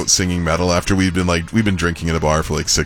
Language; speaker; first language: English; native; English